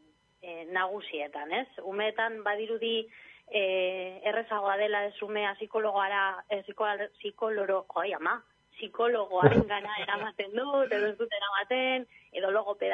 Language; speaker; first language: Basque; non-native, local second language; Spanish